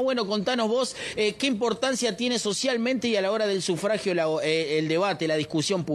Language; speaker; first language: Spanish; native; Spanish